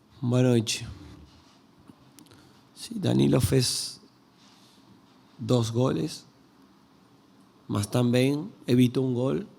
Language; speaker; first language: Portuguese; non-native, learner; Spanish